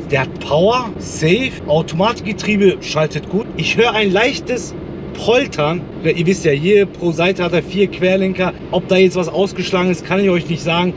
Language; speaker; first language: German; early bilingual, other home language; Turkish